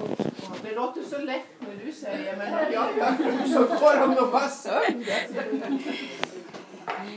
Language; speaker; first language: Swedish; non-native, learner; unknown